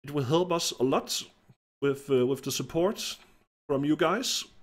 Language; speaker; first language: English; non-native, fluent; Danish